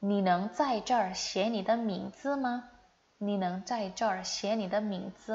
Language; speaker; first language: Chinese; non-native, fluent; Indonesian